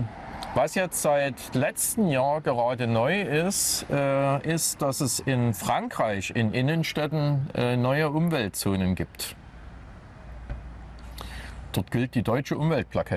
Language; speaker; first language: German; native; German